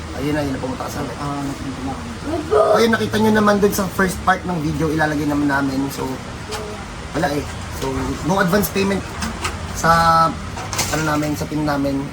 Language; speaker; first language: Filipino; native; Filipino